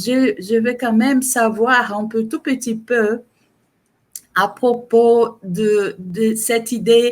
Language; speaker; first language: French; non-native, fluent; Portuguese